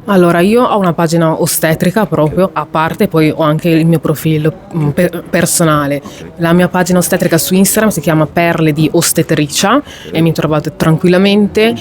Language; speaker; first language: Italian; early bilingual, other home language; Wolof